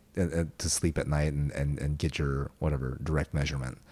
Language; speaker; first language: English; early bilingual, other home language; Korean